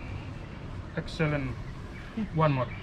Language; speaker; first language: English; non-native, learner; Indonesian